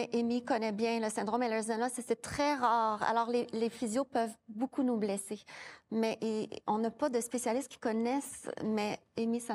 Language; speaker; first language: French; native; French